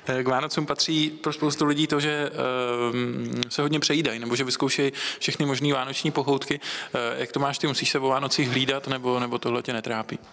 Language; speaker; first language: Czech; native; Czech